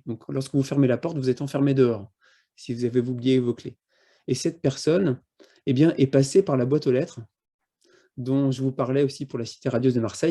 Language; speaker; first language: French; native; French